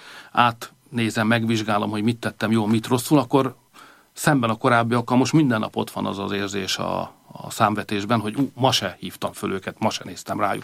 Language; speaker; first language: Hungarian; native; Hungarian